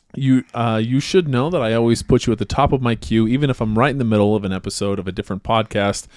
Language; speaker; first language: English; native; English